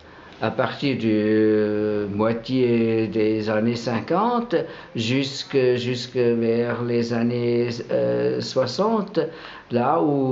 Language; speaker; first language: French; non-native, local second language; German